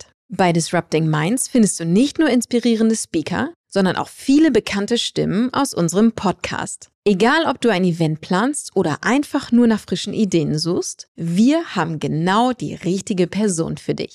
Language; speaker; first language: German; native; German